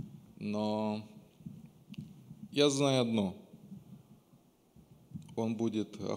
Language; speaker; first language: Russian; non-native, local second language; Romanian